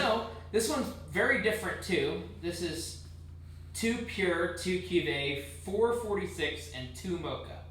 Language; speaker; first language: English; native; English